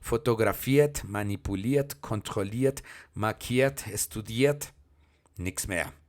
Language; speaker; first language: German; non-native, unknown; Spanish